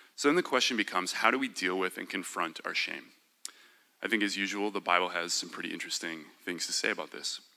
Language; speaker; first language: English; native; English